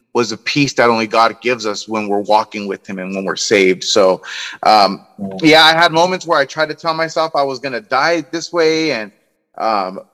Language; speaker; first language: English; native; English